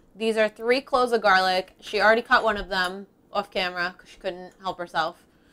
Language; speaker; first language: English; early bilingual, other home language; Italian